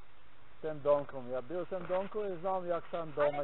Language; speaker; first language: Polish; non-native, learner; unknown